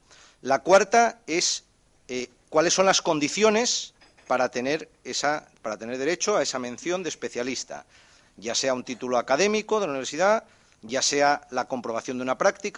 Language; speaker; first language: Spanish; native; Spanish